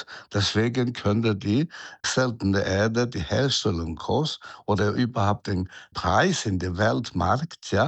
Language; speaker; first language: German; non-native, fluent; Chinese